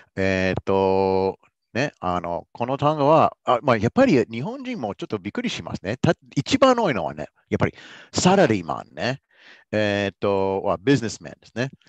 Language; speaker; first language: Japanese; non-native, fluent; English